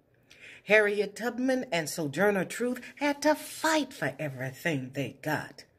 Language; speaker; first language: English; native; English